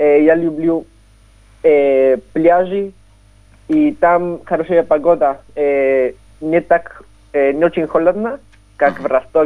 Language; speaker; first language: Russian; non-native, learner; Spanish